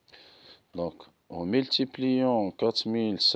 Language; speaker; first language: French; non-native, local second language; Arabic